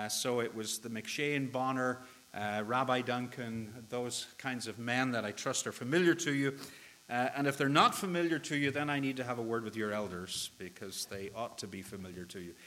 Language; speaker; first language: English; native; English